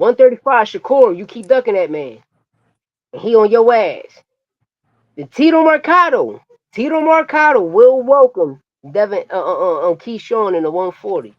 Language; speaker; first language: English; native; English